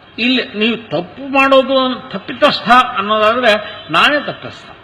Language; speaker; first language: Kannada; native; Kannada